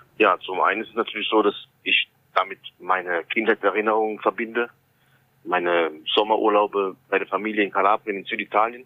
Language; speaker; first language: German; early bilingual, other home language; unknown